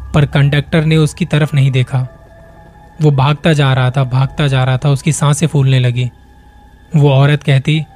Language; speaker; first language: Hindi; native; Hindi